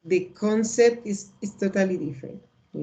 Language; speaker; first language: English; non-native, learner; Spanish